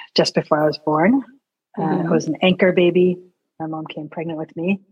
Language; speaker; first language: English; early bilingual, other home language; Sinhala